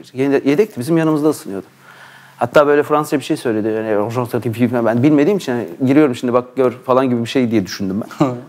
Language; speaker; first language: Turkish; native; Turkish